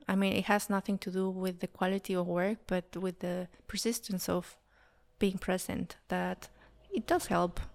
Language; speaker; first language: English; non-native, fluent; Spanish